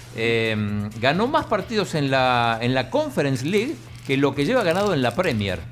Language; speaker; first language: Spanish; native; Spanish